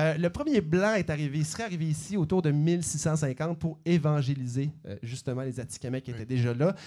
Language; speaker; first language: French; native; French